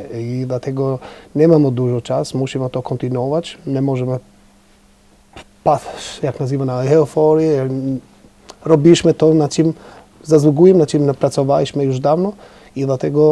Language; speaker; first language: Polish; non-native, fluent; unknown